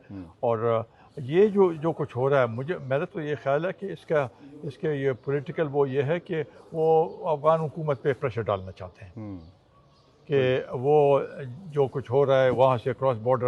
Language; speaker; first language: Urdu; non-native, local second language; Pashto